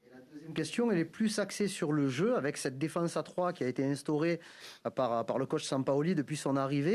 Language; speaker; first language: French; native; French